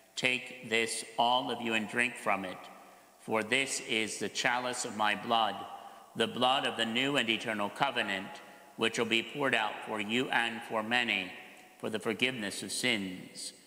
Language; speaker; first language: English; native; English